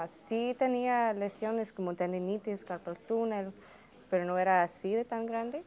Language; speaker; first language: Spanish; early bilingual, heritage; Spanish